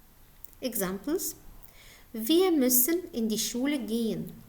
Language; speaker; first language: German; non-native, learner; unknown